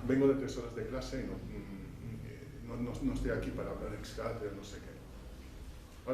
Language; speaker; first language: Spanish; non-native, fluent; Italian